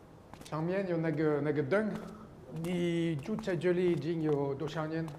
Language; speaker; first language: Chinese; non-native, fluent; French